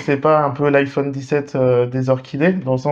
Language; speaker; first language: French; native; French